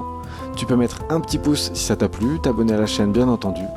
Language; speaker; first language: French; native; French